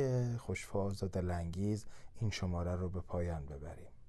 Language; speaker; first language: Persian; native; Persian